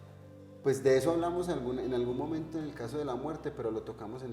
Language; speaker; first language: Spanish; native; Spanish